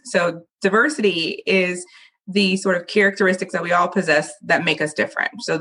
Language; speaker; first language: English; native; English